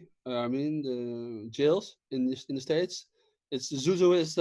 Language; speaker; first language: English; non-native, fluent; Dutch